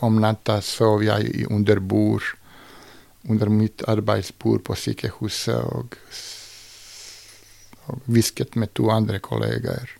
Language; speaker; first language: Norwegian; non-native, fluent; Bosnian